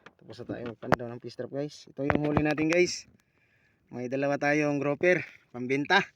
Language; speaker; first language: Filipino; non-native, local second language; Cebuano